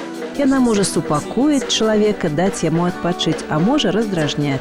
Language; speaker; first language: Belarusian; native; Belarusian